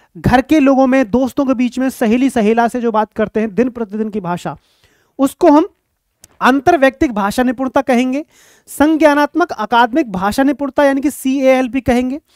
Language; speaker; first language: Hindi; native; Hindi